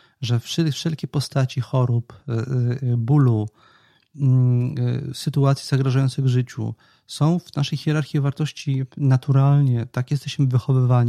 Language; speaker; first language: Polish; native; Polish